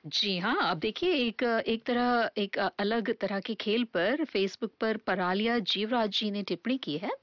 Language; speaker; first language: Hindi; native; Hindi